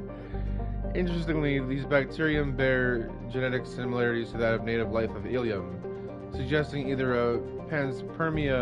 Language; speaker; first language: English; native; English